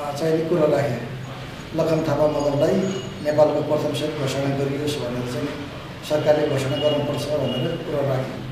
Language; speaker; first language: Nepali; non-native, local second language; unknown